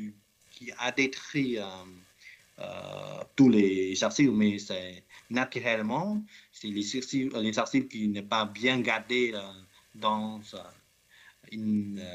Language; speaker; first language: French; non-native, learner; Khmer